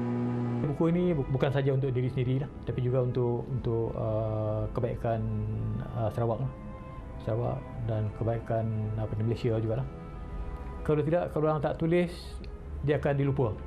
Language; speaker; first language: Malay; native; Malay